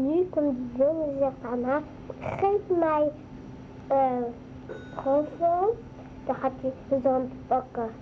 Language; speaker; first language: Dutch; early bilingual, other home language; Arabic